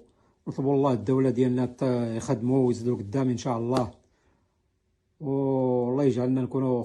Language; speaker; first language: Arabic; native; Arabic